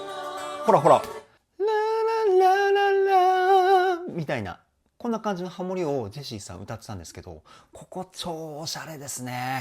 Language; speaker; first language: Japanese; native; Japanese